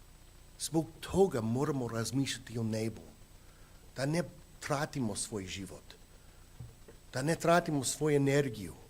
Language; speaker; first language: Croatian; non-native, fluent; English